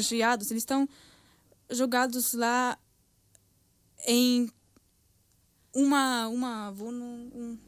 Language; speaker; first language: Portuguese; early bilingual, heritage; Portuguese